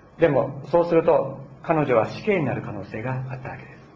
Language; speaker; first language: Japanese; native; Japanese